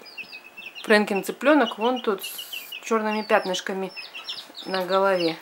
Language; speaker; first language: Russian; native; Russian